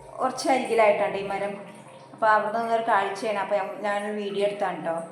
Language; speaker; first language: Malayalam; native; Malayalam